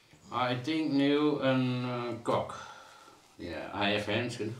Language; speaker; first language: English; non-native, learner; Dutch